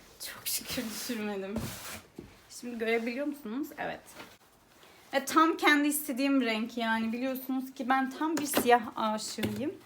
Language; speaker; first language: Turkish; early bilingual, heritage; Turkish